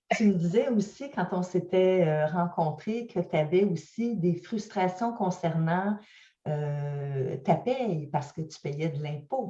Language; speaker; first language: French; native; French